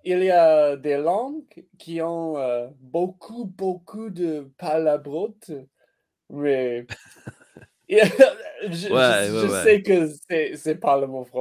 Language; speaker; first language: French; non-native, learner; English